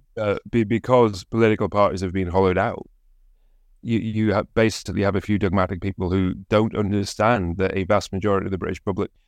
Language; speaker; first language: English; native; English